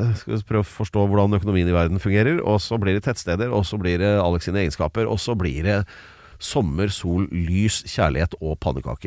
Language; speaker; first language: Norwegian; native; Norwegian